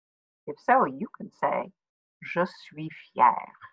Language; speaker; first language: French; non-native, fluent; English